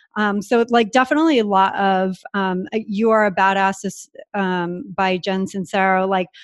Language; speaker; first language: English; native; English